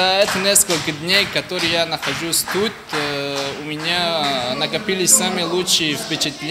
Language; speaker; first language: Russian; non-native, fluent; Tajik